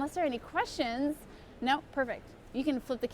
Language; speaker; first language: English; native; English